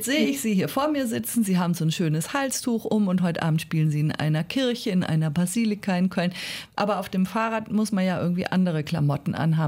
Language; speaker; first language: German; native; German